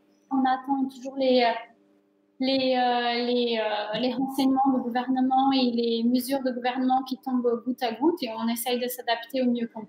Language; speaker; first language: French; non-native, fluent; Portuguese